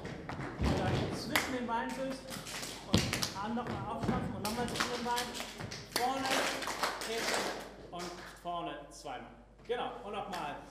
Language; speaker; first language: German; native; German